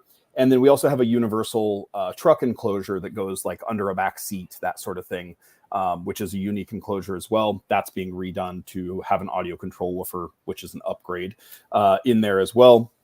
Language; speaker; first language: English; native; English